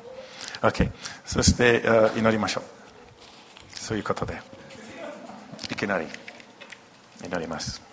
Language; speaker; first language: Japanese; non-native, local second language; English